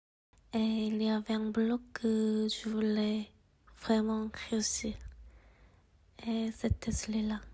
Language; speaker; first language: French; non-native, fluent; Korean